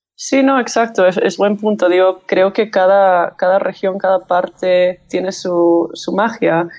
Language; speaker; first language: Spanish; early bilingual, heritage; English